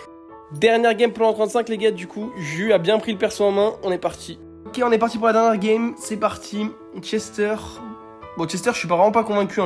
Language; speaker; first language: French; native; French